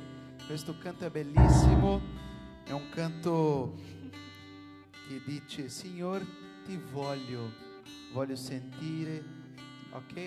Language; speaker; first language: Italian; non-native, fluent; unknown